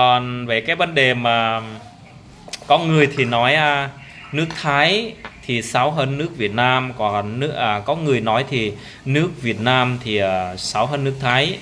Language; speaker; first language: Vietnamese; non-native, local second language; Jarai